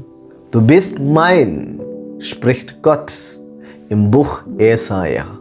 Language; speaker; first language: German; non-native, fluent; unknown